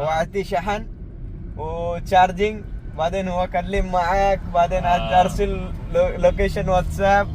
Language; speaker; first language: Arabic; non-native, learner; Hindi